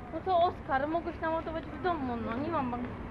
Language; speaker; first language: Polish; native; Polish